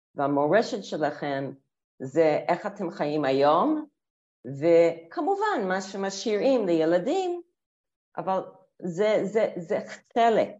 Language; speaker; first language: Hebrew; non-native, fluent; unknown